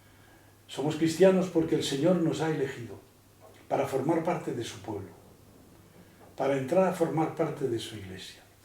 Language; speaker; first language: Spanish; native; Spanish